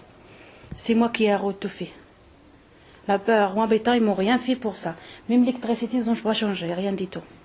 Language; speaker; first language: French; early bilingual, other home language; Arabic